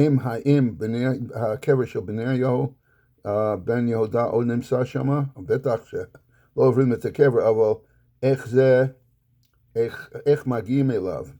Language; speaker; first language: Hebrew; non-native, fluent; English